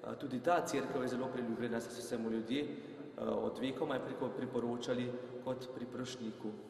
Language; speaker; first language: Slovenian; native; Slovenian